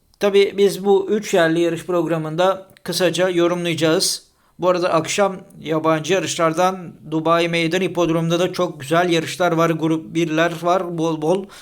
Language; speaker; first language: Turkish; native; Turkish